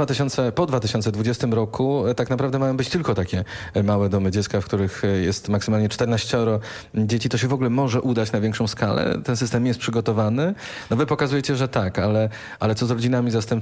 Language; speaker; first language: Polish; native; Polish